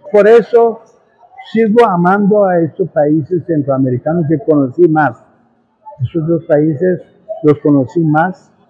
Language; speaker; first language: Spanish; non-native, fluent; Persian